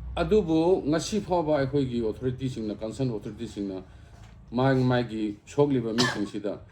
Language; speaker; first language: Manipuri; non-native, local second language; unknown